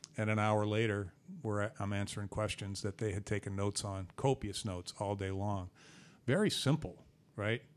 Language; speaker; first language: English; native; English